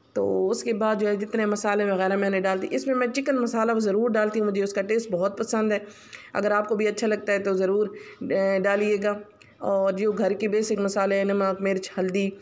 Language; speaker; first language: Urdu; non-native, local second language; Punjabi